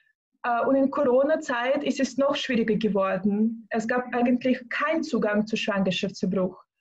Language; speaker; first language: German; non-native, fluent; Russian